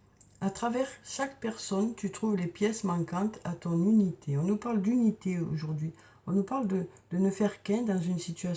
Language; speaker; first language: French; native; French